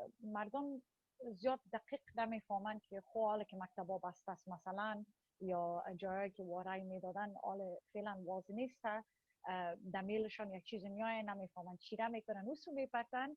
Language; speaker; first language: Persian; early bilingual, heritage; Persian